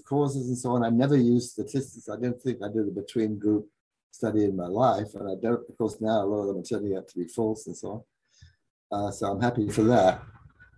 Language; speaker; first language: English; native; English